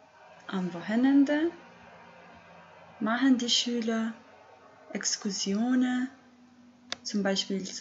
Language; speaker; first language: German; non-native, learner; Albanian